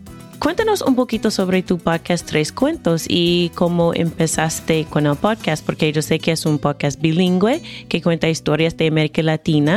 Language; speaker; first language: Spanish; non-native, fluent; English